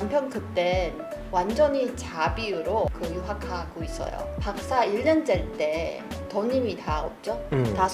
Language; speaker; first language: Korean; non-native, learner; Chinese